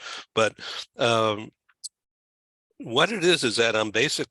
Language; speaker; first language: English; native; English